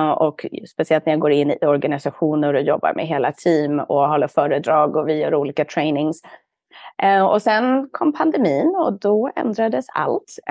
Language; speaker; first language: Swedish; native; Swedish